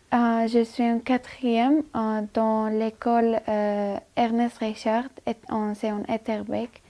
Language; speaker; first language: French; non-native, learner; Armenian